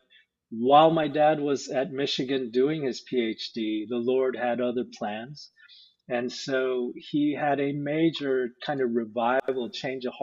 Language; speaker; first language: English; early bilingual, other home language; Korean